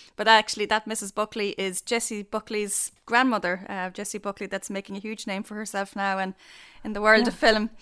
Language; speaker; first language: English; native; English